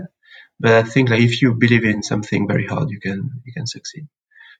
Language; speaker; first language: English; non-native, fluent; French